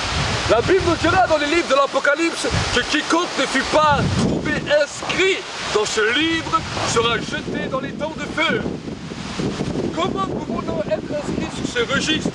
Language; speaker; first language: French; native; French